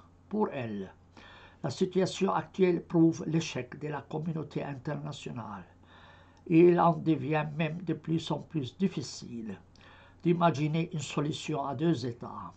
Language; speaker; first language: French; non-native, fluent; Arabic